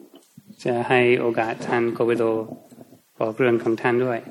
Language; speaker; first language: Thai; non-native, fluent; English